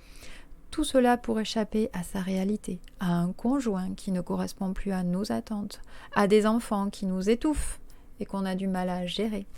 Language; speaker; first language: French; native; French